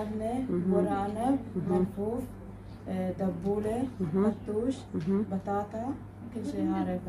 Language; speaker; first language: Arabic; non-native, learner; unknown